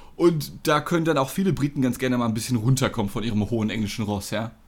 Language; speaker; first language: German; non-native, fluent; English